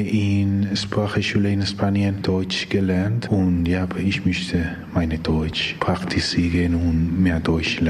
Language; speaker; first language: German; non-native, learner; Spanish